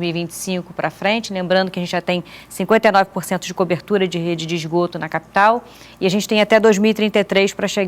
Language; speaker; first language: Portuguese; native; Portuguese